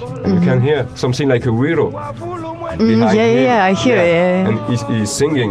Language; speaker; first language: English; non-native, learner; French